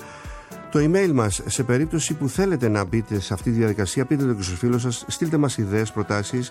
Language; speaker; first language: Greek; native; Greek